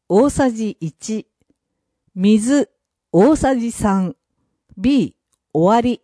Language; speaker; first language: Japanese; native; Japanese